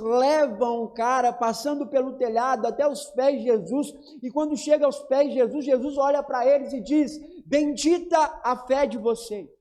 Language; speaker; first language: Portuguese; native; Portuguese